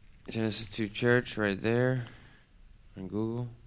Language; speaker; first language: English; native; English